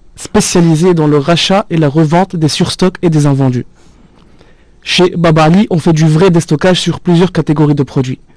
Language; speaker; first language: French; non-native, local second language; Arabic